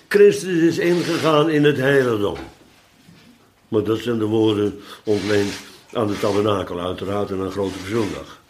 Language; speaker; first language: Dutch; native; Dutch